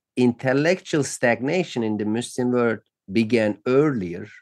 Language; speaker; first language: English; non-native, fluent; Turkish